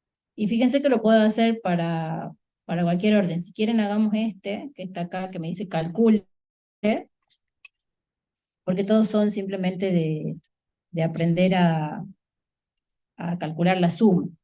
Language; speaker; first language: Spanish; native; Spanish